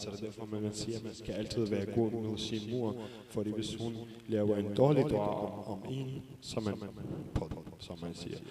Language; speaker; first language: Danish; early bilingual, other home language; Arabic